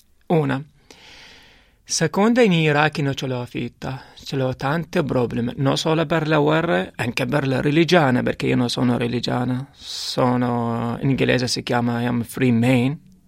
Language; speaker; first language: Italian; non-native, learner; Arabic